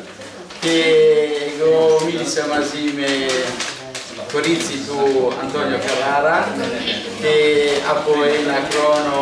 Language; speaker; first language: Greek; non-native, learner; Italian